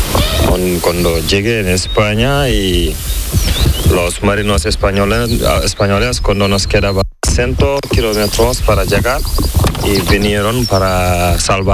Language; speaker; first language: Spanish; non-native, learner; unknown